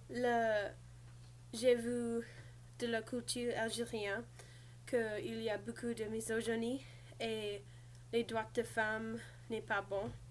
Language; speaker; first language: French; non-native, learner; English